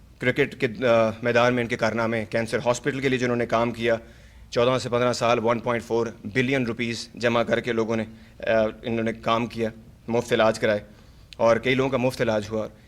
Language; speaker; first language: Urdu; non-native, local second language; Pashto